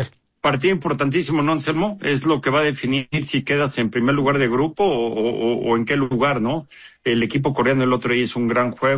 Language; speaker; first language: Spanish; native; Spanish